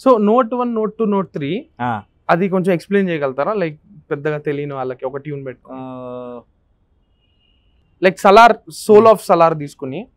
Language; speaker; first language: Telugu; native; Telugu